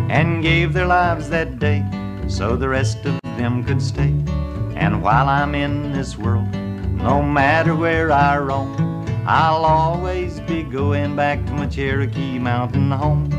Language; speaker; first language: English; native; English